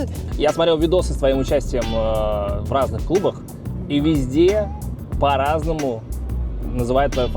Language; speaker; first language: Russian; native; Russian